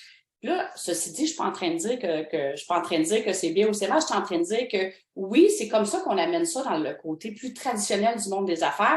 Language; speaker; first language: French; native; French